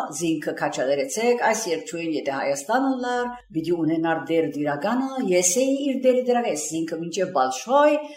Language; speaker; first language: Armenian; early bilingual, heritage; Armenian